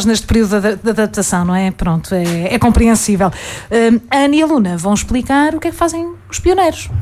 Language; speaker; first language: Portuguese; native; Portuguese